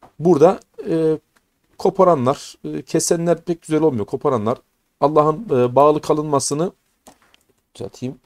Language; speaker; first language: Turkish; native; Turkish